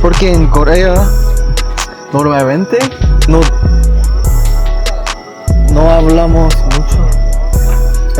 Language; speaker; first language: Spanish; non-native, learner; Korean